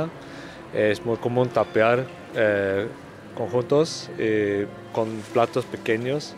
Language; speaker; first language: Spanish; non-native, learner; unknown